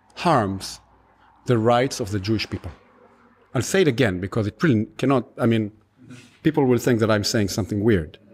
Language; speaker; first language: English; non-native, fluent; Hebrew